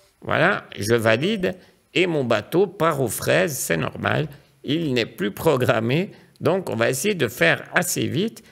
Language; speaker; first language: French; native; French